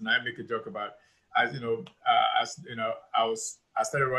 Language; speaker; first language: English; non-native, local second language; Igbo